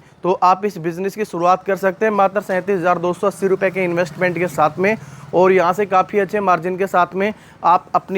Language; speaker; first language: Hindi; native; Hindi